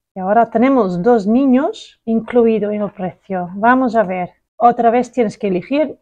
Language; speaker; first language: Spanish; non-native, learner; Dutch